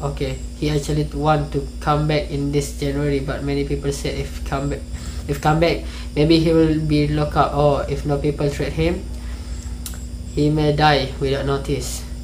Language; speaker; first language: English; non-native, local second language; Malay